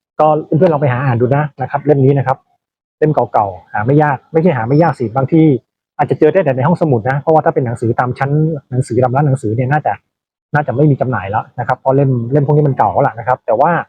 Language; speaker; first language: Thai; native; Thai